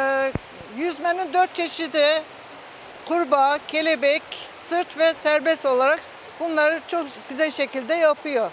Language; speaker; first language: Turkish; native; Turkish